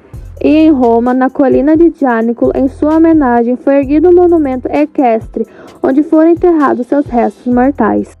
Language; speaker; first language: Portuguese; native; Portuguese